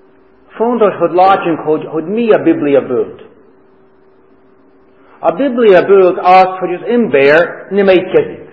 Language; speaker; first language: Hungarian; non-native, fluent; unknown